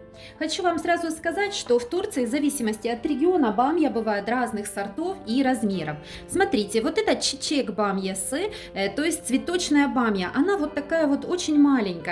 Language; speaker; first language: Russian; native; Russian